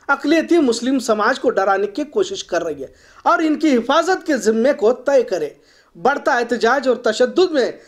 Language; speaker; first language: Urdu; native; Urdu